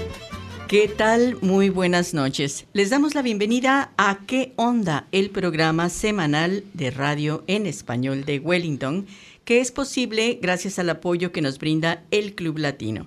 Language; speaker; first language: Spanish; native; Spanish